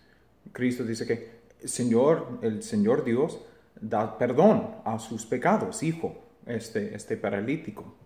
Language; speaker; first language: Spanish; non-native, fluent; English